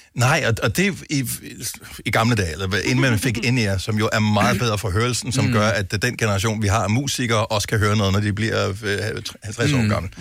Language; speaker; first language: Danish; native; Danish